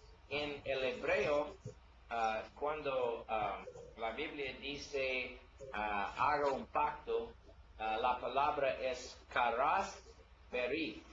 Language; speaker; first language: Spanish; non-native, learner; English